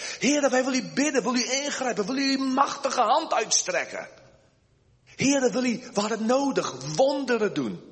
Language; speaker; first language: Dutch; early bilingual, heritage; Dutch